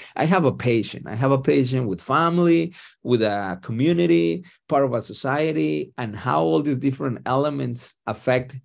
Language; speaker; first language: English; non-native, fluent; Spanish